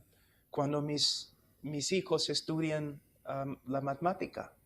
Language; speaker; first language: Spanish; non-native, fluent; English